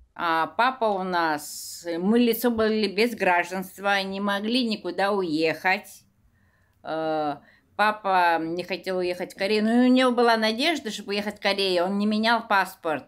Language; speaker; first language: Russian; non-native, local second language; Korean